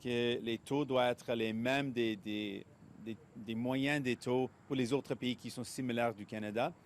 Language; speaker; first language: French; non-native, local second language; English